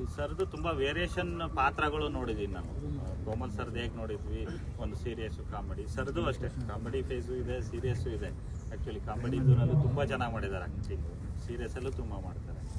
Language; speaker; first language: Kannada; native; Kannada